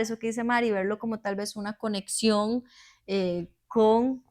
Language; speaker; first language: Spanish; native; Spanish